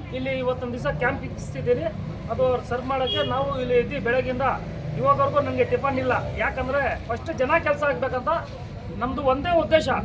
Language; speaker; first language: Kannada; non-native, local second language; Urdu